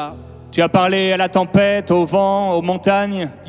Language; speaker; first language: French; native; French